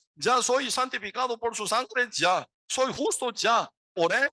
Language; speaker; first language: Spanish; non-native, learner; Korean